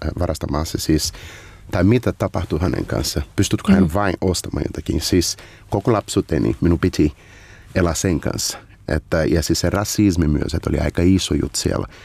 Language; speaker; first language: Finnish; non-native, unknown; Portuguese